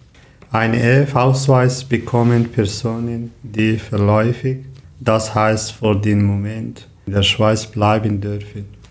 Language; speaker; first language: German; non-native, learner; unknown